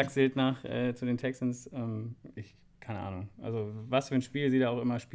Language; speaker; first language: German; native; German